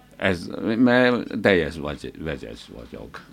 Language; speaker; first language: Hungarian; non-native, learner; Chinese